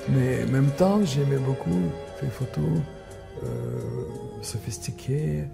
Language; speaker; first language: French; non-native, fluent; Russian